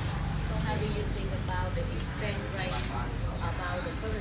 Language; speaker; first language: English; non-native, local second language; Vietnamese